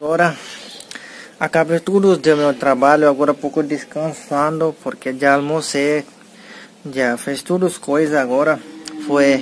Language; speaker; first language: Portuguese; non-native, learner; Hindi